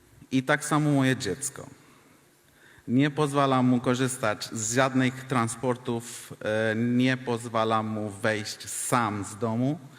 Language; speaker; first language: Polish; non-native, fluent; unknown